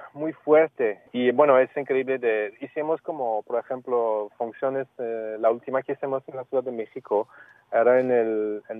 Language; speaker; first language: Spanish; non-native, fluent; English